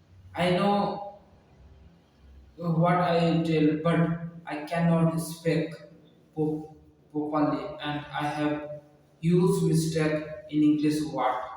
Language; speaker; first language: English; non-native, learner; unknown